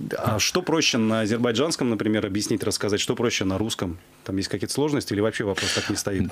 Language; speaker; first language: Russian; native; Russian